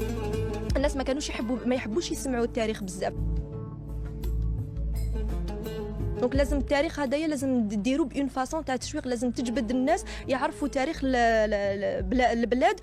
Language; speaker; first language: Arabic; native; Arabic